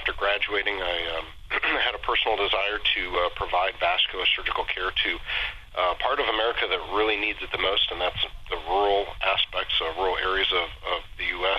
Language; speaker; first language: English; native; English